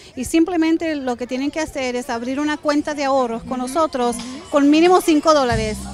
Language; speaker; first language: Spanish; early bilingual, heritage; Spanish